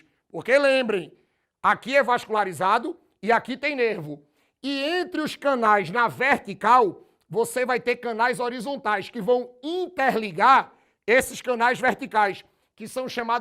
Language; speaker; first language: Portuguese; native; Portuguese